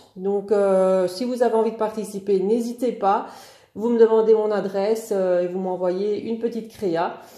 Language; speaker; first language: French; native; French